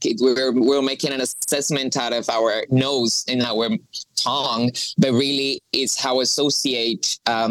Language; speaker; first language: English; non-native, fluent; Spanish